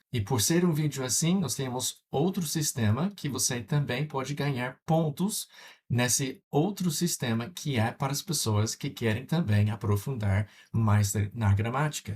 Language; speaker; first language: Portuguese; non-native, fluent; English